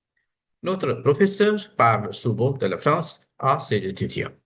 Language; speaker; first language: French; non-native, fluent; Hindi